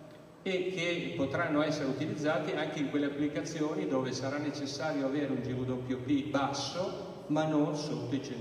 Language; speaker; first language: Italian; native; Italian